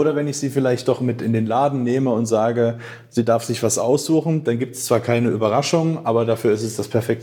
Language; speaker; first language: German; native; German